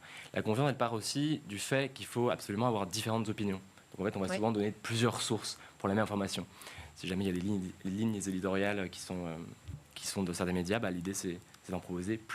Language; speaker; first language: French; native; French